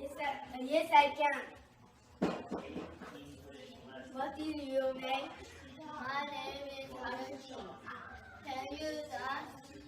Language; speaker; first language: English; non-native, learner; Japanese